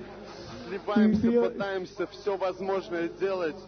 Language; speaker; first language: Russian; native; Russian